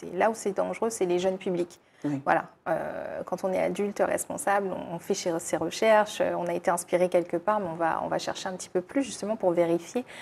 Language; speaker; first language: French; native; French